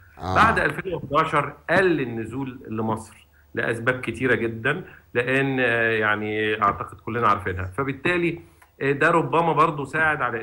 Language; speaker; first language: Arabic; native; Arabic